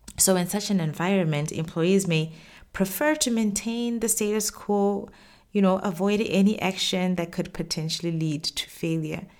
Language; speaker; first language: English; non-native, local second language; Tswana